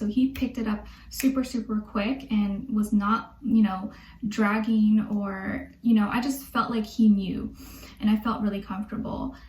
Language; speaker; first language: English; native; English